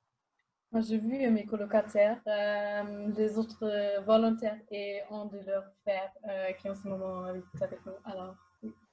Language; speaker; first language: French; non-native, fluent; German